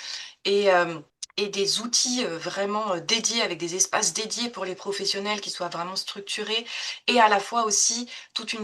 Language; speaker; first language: French; native; French